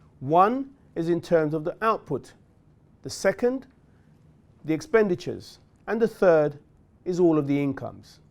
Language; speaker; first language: English; native; English